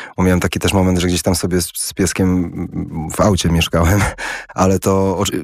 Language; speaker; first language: Polish; early bilingual, heritage; Polish